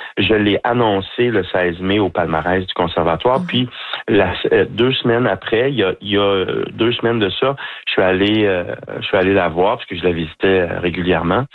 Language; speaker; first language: French; native; French